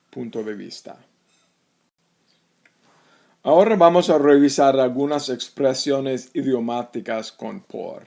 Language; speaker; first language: Spanish; non-native, fluent; English